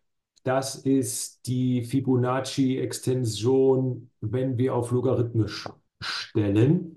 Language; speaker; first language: German; native; German